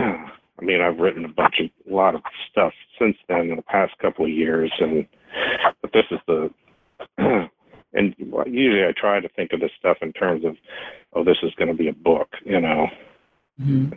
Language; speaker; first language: English; native; English